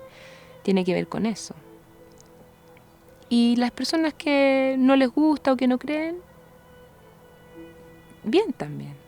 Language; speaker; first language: Spanish; native; Spanish